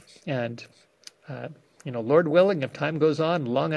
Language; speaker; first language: English; native; English